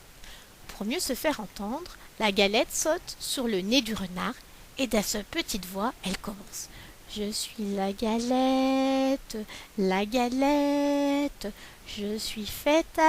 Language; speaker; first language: French; native; French